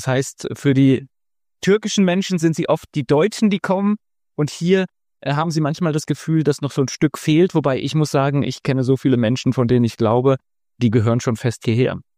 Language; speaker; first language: German; native; German